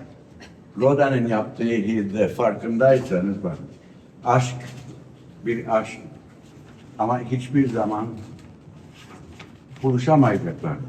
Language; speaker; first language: Turkish; early bilingual, heritage; Turkish